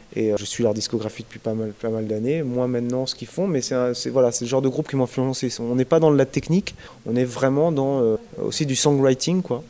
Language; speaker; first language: French; native; French